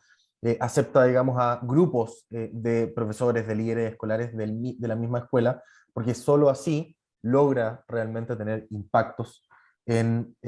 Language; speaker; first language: Spanish; native; Spanish